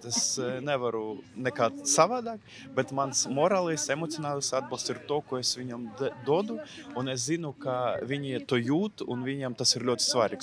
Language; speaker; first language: Latvian; non-native, local second language; Russian